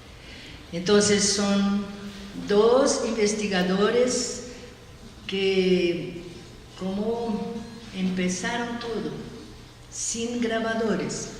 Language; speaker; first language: Spanish; non-native, learner; Portuguese